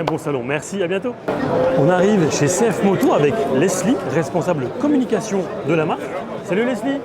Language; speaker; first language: French; native; French